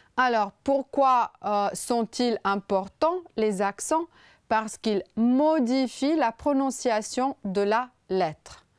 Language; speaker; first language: French; non-native, fluent; Romanian